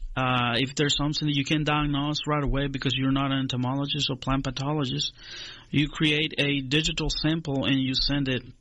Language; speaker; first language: English; non-native, fluent; Spanish